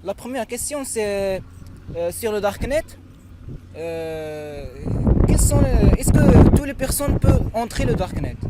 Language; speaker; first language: French; non-native, learner; Arabic